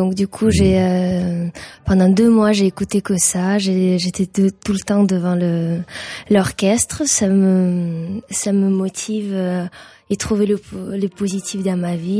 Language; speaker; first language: French; non-native, fluent; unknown